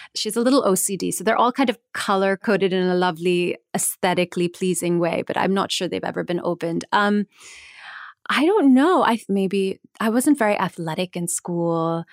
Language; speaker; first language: English; native; English